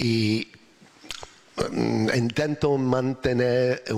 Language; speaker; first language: Spanish; non-native, learner; English